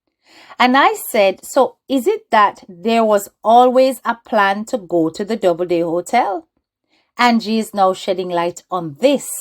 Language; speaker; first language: English; native; English